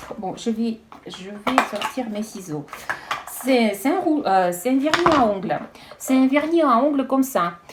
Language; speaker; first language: French; non-native, fluent; Russian